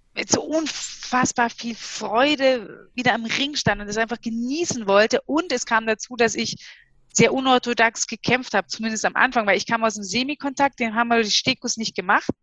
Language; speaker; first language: German; native; German